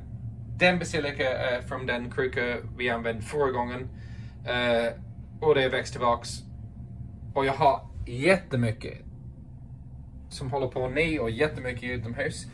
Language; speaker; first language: Swedish; non-native, fluent; English